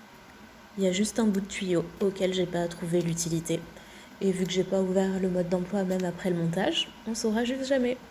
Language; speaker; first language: French; native; French